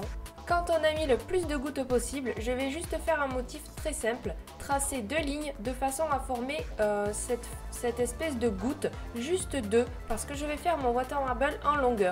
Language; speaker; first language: French; native; French